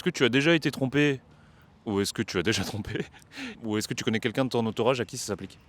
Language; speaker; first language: French; native; French